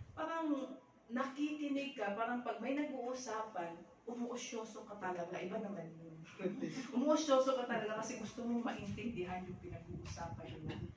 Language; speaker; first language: Filipino; native; Filipino